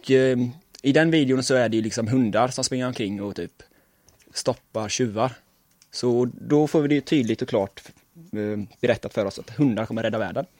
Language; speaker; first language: Swedish; native; Swedish